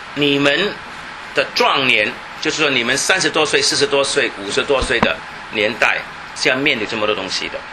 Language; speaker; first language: Chinese; non-native, local second language; Cantonese